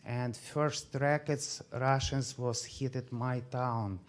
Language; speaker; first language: English; non-native, learner; Ukrainian